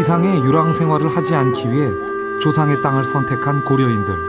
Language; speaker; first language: Korean; native; Korean